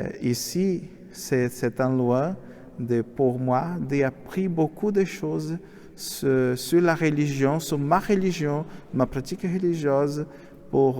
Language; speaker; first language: French; non-native, learner; Portuguese